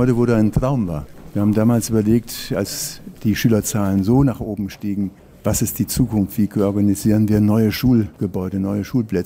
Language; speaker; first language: German; native; German